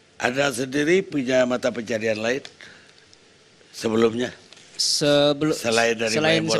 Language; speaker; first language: Indonesian; native; Indonesian